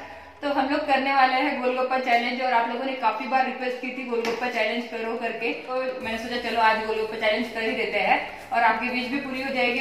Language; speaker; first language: Hindi; non-native, local second language; Marathi